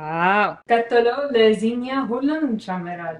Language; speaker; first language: Amharic; non-native, learner; Arabic